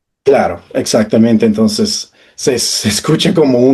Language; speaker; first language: Spanish; non-native, fluent; English